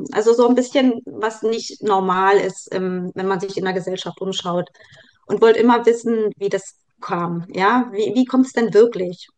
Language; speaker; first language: German; native; German